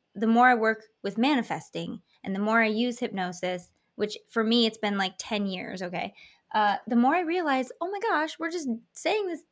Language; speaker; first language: English; native; English